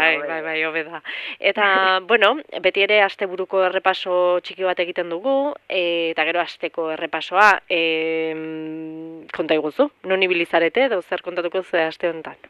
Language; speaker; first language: Basque; native; Basque